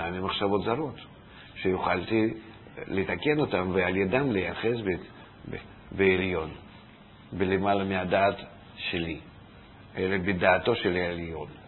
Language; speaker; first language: Hebrew; non-native, fluent; Russian